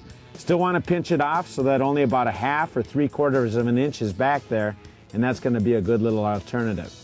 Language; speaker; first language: English; native; English